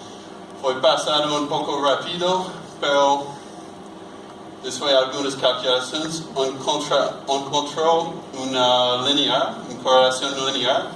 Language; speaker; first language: Spanish; non-native, learner; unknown